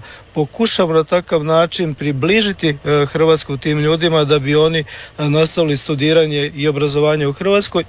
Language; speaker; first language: Serbian; native; Serbian